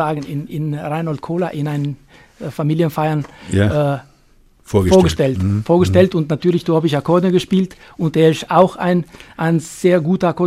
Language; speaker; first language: German; non-native, fluent; Albanian